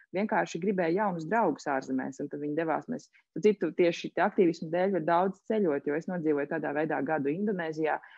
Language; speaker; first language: Latvian; native; Latvian